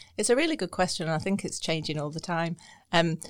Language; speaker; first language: English; native; English